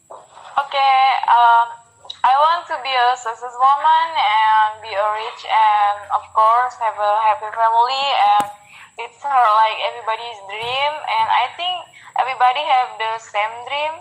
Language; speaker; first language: English; non-native, learner; Indonesian